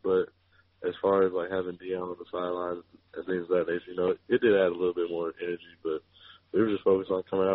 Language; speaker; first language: English; native; English